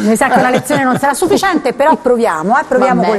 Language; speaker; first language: Italian; native; Italian